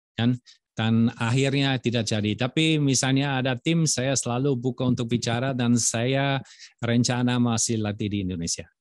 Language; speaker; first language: Indonesian; non-native, fluent; German